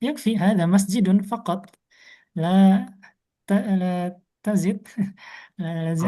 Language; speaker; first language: Arabic; non-native, fluent; Indonesian